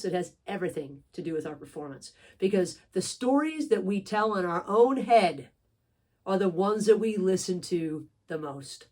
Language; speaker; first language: English; native; English